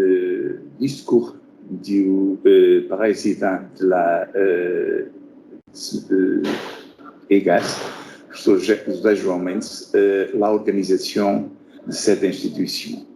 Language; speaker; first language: French; non-native, fluent; Portuguese